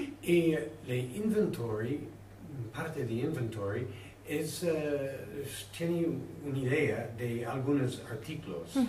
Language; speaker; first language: Spanish; non-native, learner; English